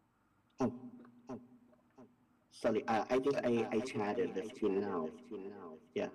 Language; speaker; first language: English; non-native, learner; Thai